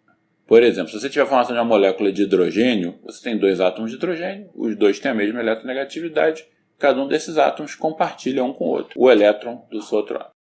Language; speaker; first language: Portuguese; native; Portuguese